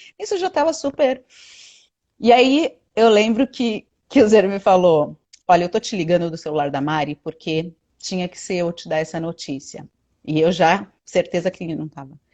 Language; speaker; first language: Portuguese; native; Portuguese